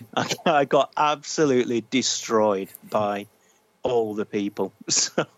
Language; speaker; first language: English; native; English